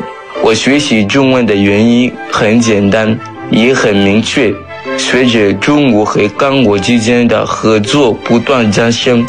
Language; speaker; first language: Chinese; non-native, fluent; French